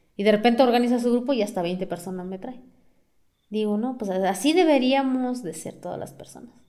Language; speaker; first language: Spanish; non-native, local second language; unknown